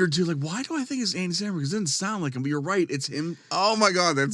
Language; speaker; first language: English; native; English